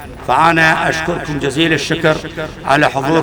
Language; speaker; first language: Arabic; native; Arabic